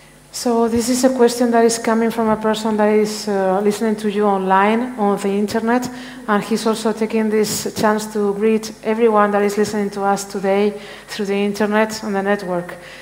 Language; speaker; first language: English; non-native, fluent; Spanish